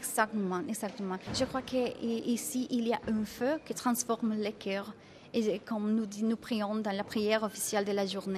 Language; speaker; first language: French; non-native, fluent; Spanish